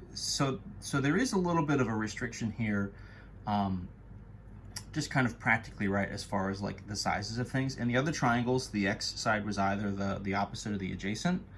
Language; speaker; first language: English; native; English